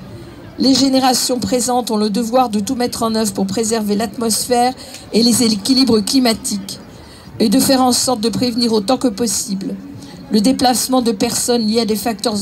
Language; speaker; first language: French; native; French